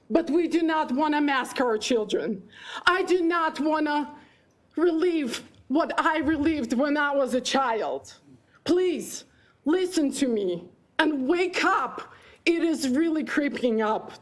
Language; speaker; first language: English; non-native, fluent; Ukrainian